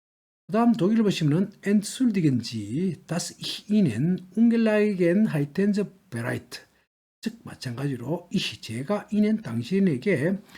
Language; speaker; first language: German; non-native, learner; Korean